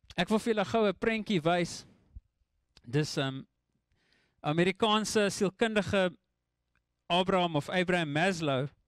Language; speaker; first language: Afrikaans; non-native, local second language; English